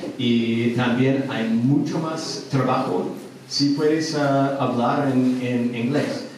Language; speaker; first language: Spanish; non-native, learner; English